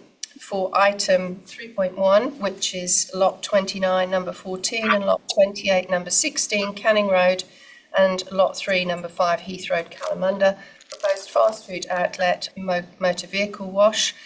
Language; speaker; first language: English; native; English